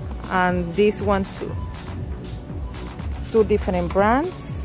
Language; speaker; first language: English; non-native, learner; Spanish